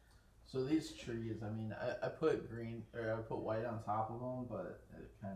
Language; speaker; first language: English; native; English